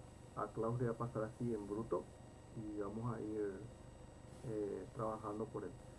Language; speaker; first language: Spanish; native; Spanish